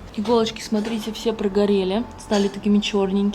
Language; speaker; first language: Russian; native; Russian